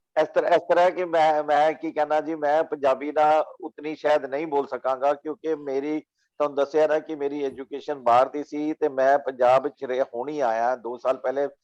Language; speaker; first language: Punjabi; non-native, local second language; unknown